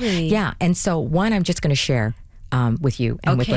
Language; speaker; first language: English; native; English